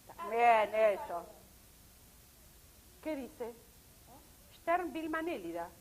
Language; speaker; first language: Spanish; native; Spanish